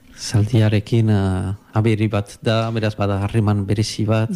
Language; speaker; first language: Basque; native; Basque